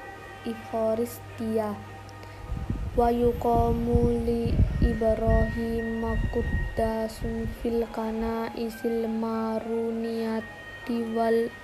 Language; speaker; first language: Arabic; non-native, learner; Indonesian